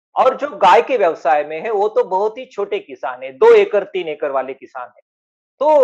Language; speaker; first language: Hindi; non-native, local second language; Marathi